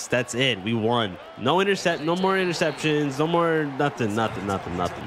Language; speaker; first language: English; native; English